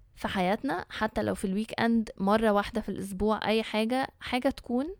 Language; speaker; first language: Arabic; early bilingual, heritage; Arabic